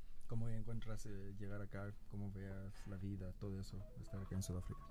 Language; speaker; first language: Spanish; non-native, fluent; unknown